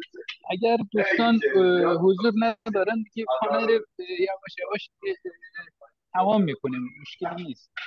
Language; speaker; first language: Persian; non-native, fluent; Turkish